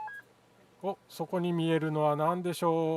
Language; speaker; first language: Japanese; native; Japanese